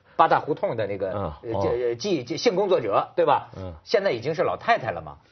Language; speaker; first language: Chinese; native; Chinese